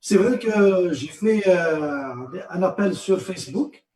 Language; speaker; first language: French; non-native, local second language; Arabic